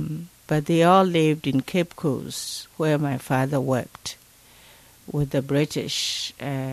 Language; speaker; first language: English; non-native, local second language; Akan